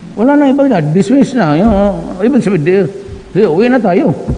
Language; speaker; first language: Filipino; non-native, local second language; Cebuano